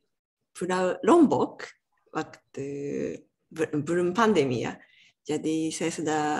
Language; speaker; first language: Indonesian; non-native, learner; Japanese